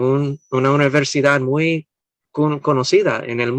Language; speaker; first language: Spanish; non-native, fluent; English